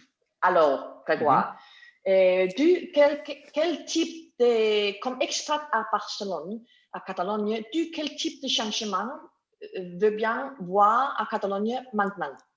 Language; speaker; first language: French; non-native, learner; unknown